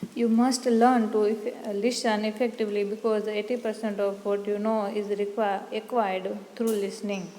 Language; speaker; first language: English; non-native, local second language; Gujarati